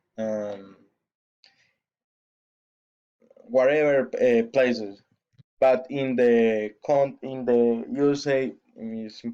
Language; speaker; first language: English; non-native, learner; Spanish